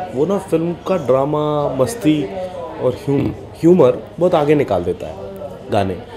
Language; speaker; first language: Hindi; native; Hindi